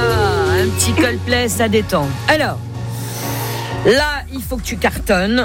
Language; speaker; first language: French; native; French